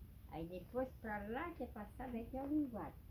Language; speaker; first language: Portuguese; native; Portuguese